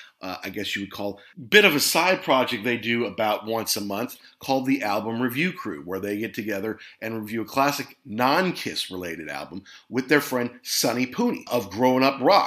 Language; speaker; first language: English; native; English